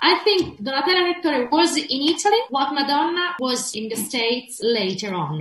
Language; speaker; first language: English; non-native, fluent; Italian